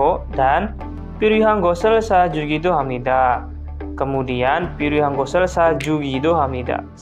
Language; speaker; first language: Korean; non-native, fluent; Indonesian